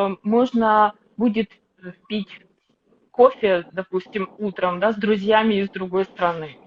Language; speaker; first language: Russian; native; Russian